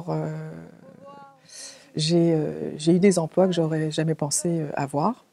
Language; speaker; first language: French; native; French